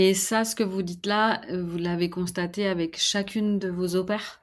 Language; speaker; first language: French; native; French